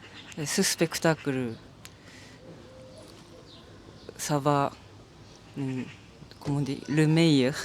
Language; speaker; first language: French; non-native, learner; Japanese